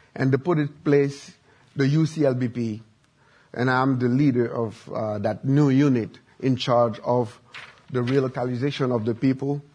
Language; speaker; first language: English; non-native, learner; Haitian Creole